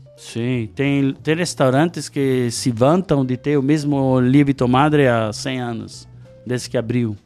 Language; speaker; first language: Portuguese; non-native, fluent; Italian